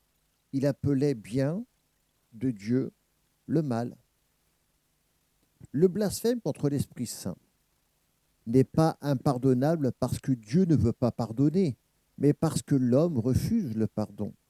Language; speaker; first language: French; native; French